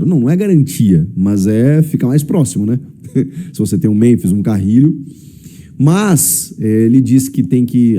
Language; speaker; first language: Portuguese; native; Portuguese